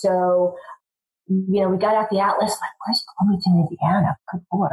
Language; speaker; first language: English; native; English